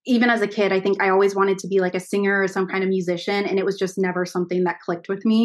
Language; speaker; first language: English; native; English